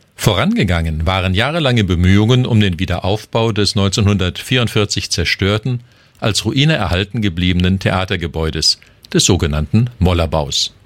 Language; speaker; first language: German; native; German